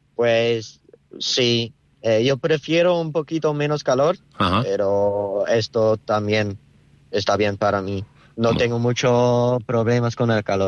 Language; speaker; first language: Spanish; non-native, learner; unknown